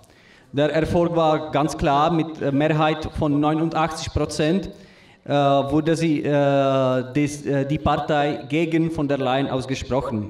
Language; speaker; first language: German; non-native, learner; Czech